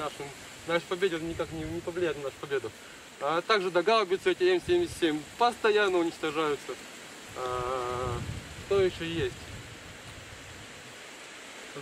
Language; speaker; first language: Russian; native; Russian